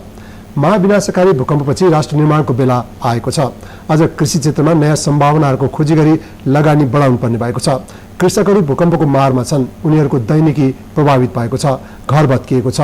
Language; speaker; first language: Nepali; native; Nepali